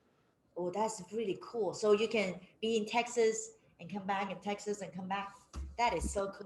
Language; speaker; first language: English; non-native, fluent; Chinese